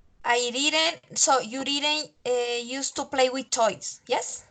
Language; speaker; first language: English; non-native, fluent; Spanish